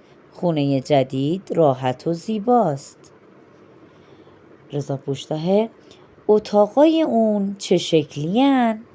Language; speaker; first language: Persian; non-native, fluent; Urdu